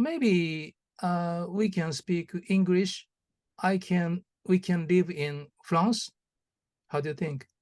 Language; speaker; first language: English; non-native, learner; Japanese